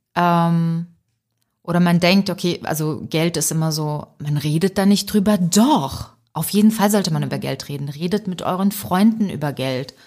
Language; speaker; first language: German; early bilingual, other home language; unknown